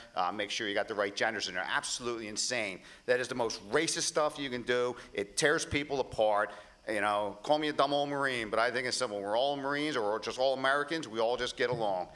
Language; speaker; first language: English; native; English